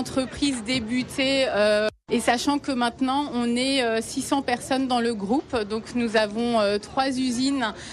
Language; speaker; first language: French; native; French